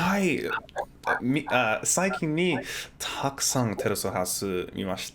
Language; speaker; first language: Japanese; non-native, learner; English